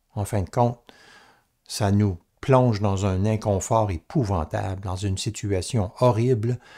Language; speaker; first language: French; native; French